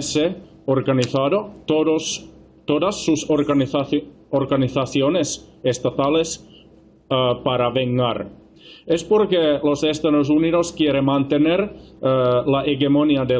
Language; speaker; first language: Spanish; non-native, fluent; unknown